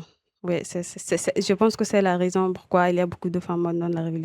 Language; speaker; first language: French; non-native, local second language; Arabic